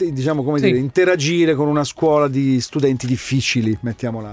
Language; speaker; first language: Italian; native; Italian